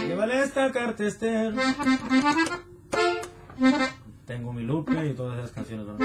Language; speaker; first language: Spanish; native; Spanish